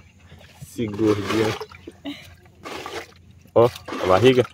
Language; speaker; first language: Portuguese; native; Portuguese